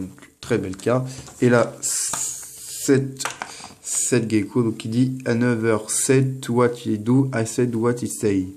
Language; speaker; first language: French; native; French